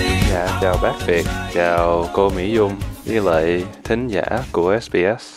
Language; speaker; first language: Vietnamese; early bilingual, heritage; Vietnamese